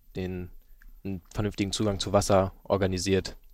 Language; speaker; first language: German; native; German